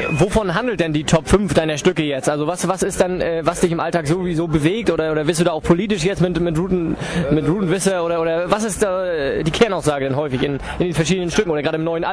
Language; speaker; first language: German; native; German